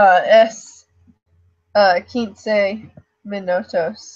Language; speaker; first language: Spanish; non-native, learner; English